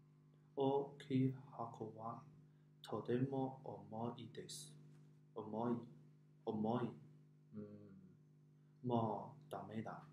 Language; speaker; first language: Japanese; non-native, learner; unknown